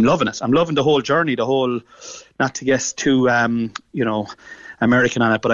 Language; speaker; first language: English; native; English